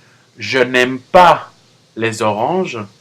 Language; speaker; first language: French; non-native, fluent; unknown